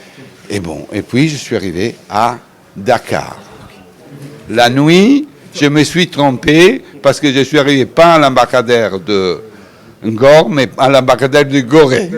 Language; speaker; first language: French; non-native, fluent; Italian